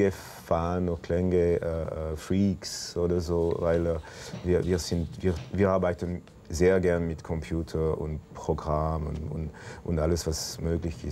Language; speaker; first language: German; non-native, local second language; French